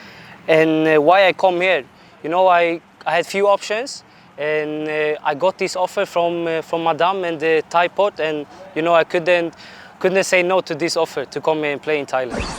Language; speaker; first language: English; non-native, fluent; Swedish